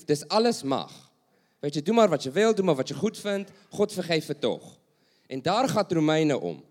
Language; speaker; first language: Dutch; non-native, learner; English